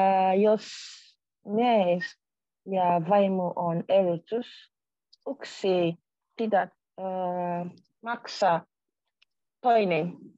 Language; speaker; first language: Finnish; non-native, learner; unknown